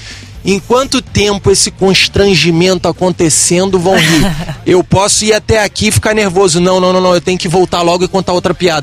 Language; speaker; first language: Portuguese; native; Portuguese